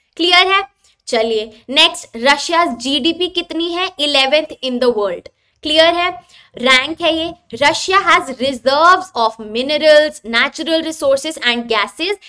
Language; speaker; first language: Hindi; native; Hindi